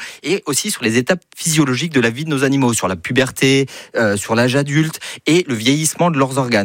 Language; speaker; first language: French; native; French